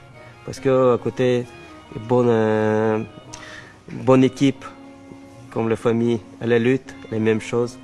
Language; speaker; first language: French; non-native, learner; Chechen